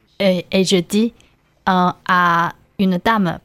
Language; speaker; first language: French; non-native, learner; Chinese